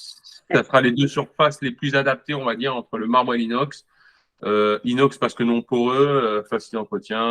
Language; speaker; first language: French; native; French